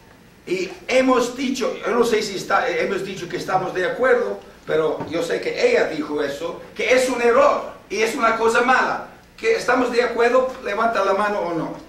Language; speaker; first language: Spanish; non-native, fluent; English